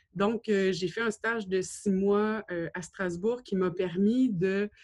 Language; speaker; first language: French; native; French